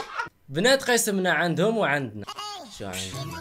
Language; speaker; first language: Arabic; native; Arabic